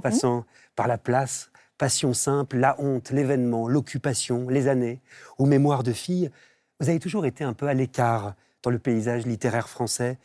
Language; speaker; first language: French; native; French